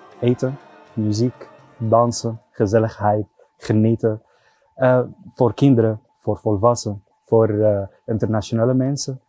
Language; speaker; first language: Dutch; non-native, fluent; Arabic